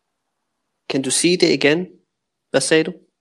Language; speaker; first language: Danish; non-native, fluent; English